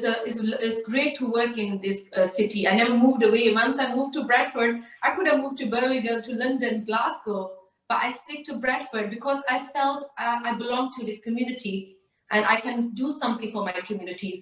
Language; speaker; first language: English; early bilingual, other home language; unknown